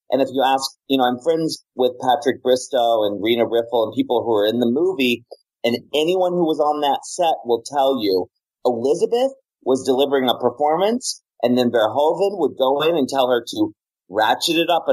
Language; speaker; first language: English; native; English